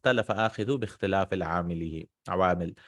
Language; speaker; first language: Arabic; non-native, fluent; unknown